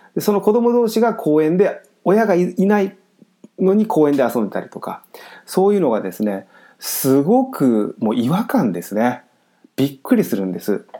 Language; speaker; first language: Japanese; native; Japanese